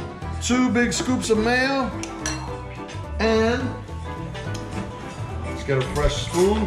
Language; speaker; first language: English; native; English